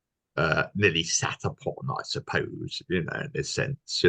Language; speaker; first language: English; native; English